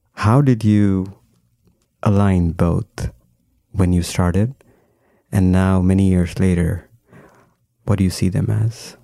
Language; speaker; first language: English; non-native, local second language; Hindi